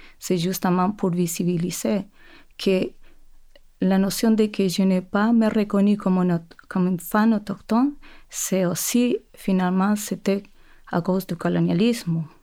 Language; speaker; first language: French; non-native, fluent; Spanish